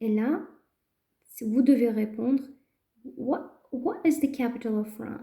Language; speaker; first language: French; non-native, fluent; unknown